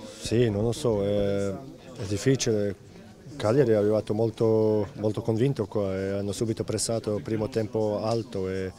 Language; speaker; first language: Italian; non-native, fluent; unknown